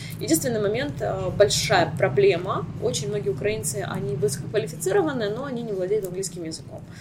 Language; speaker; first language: Russian; native; Russian